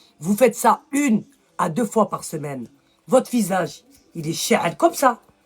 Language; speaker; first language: French; early bilingual, other home language; Arabic